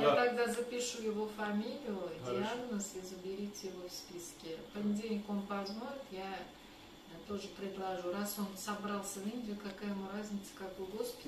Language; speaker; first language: Russian; native; Russian